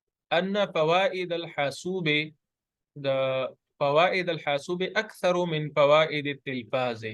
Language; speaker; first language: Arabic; non-native, fluent; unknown